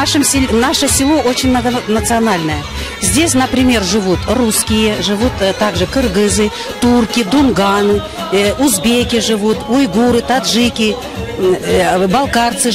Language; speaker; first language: Russian; native; Russian